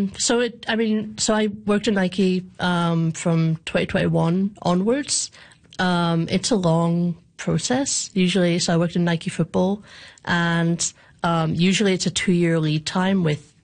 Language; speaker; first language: English; native; English